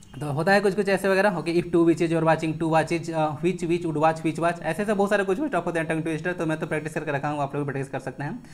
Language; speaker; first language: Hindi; native; Hindi